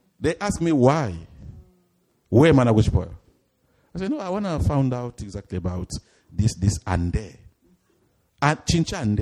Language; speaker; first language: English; non-native, fluent; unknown